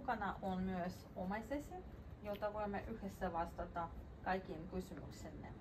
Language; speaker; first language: Finnish; non-native, fluent; Russian